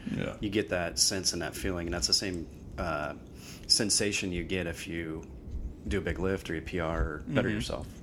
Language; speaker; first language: English; native; English